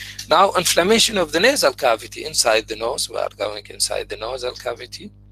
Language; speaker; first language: English; non-native, fluent; Arabic